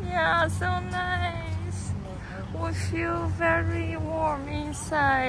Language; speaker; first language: English; non-native, learner; Chinese